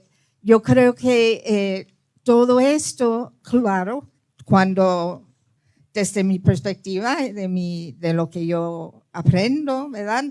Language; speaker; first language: Spanish; early bilingual, heritage; Spanish